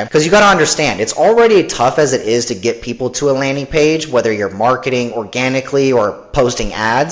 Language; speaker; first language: English; native; English